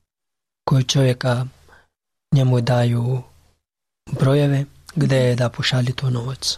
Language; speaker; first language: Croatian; non-native, learner; Pashto